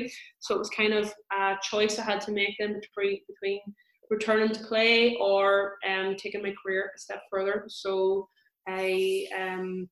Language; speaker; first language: English; native; English